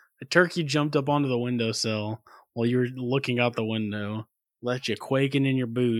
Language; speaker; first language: English; native; English